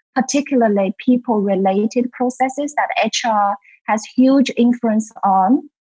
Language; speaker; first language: English; non-native, fluent; Chinese